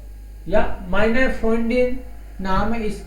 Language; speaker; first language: German; non-native, fluent; Hindi